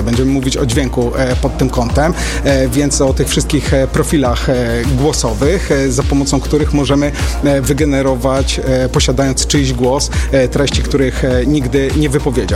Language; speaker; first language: Polish; native; Polish